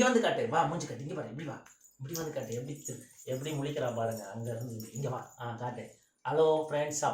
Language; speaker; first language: Tamil; native; Tamil